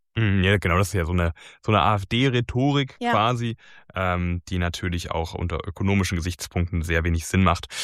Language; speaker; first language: German; native; German